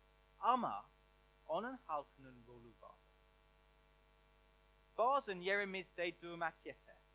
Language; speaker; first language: Turkish; non-native, learner; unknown